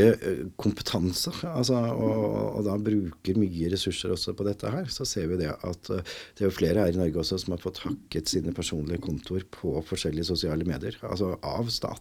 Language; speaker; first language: Norwegian; native; Norwegian